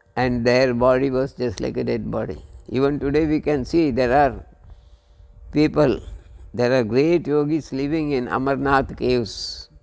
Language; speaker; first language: English; non-native, local second language; Kannada